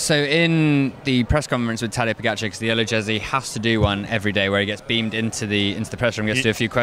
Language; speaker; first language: English; native; English